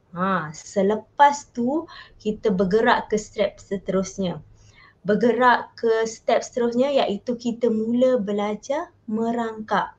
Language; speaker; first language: Malay; native; Malay